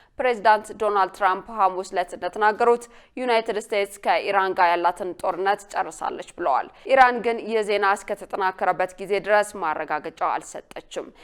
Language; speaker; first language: Amharic; native; Amharic